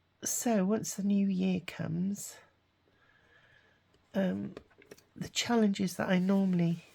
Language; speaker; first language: English; native; English